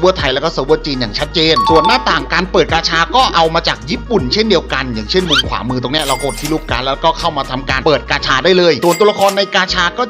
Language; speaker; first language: Thai; native; Thai